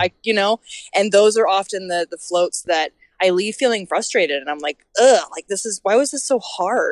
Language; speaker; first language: English; native; English